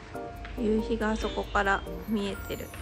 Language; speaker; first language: Japanese; native; Japanese